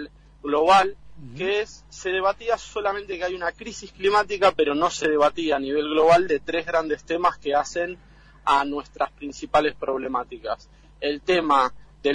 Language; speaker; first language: Spanish; native; Spanish